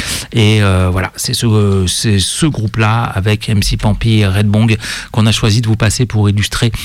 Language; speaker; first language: French; native; French